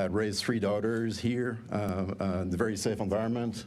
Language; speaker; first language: English; non-native, fluent; French